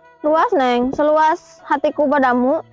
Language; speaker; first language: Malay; non-native, local second language; Sundanese